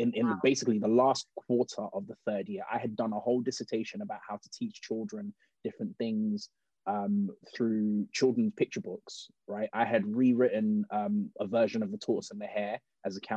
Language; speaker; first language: English; native; English